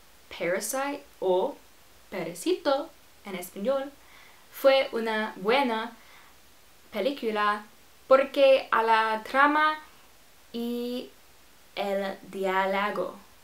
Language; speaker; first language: Spanish; non-native, learner; English